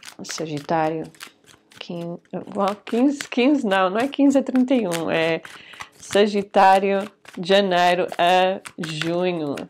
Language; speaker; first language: Portuguese; early bilingual, heritage; Portuguese